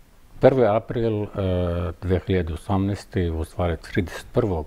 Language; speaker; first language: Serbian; non-native, fluent; Arabic